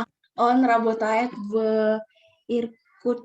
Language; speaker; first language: Russian; non-native, learner; Indonesian